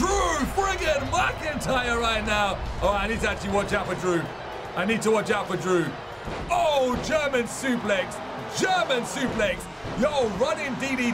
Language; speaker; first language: English; native; English